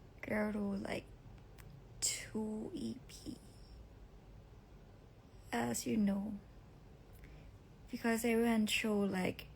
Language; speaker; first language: English; non-native, learner; Thai